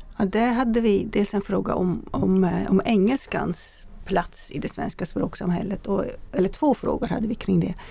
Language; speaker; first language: Swedish; native; Swedish